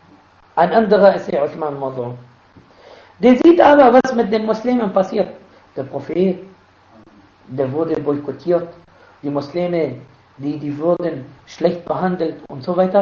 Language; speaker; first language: German; non-native, fluent; Arabic